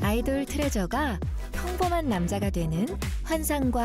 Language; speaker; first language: Korean; native; Korean